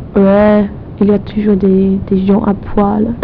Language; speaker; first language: French; non-native, fluent; German